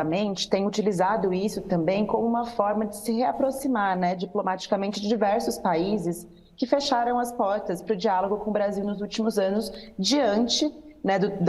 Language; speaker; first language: Portuguese; native; Portuguese